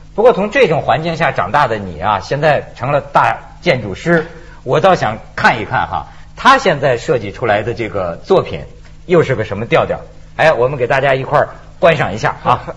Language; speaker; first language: Chinese; native; Chinese